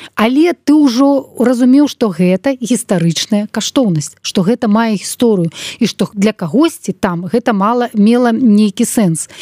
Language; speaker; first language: Belarusian; non-native, local second language; Russian